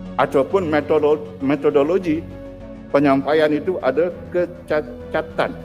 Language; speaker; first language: Malay; non-native, local second language; Iban